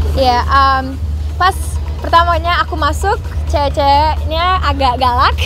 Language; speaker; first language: Indonesian; early bilingual, heritage; Indonesian